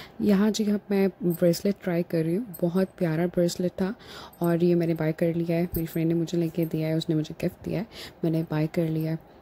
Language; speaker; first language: Urdu; native; Urdu